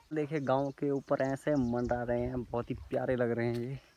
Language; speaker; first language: Hindi; native; Hindi